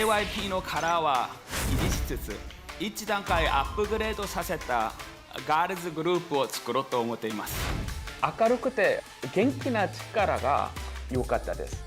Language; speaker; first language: Japanese; non-native, learner; Korean